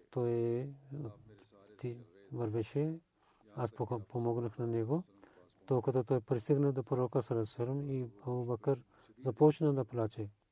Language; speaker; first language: Bulgarian; non-native, learner; Urdu